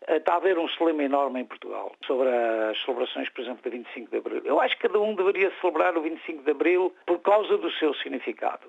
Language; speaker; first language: Portuguese; native; Portuguese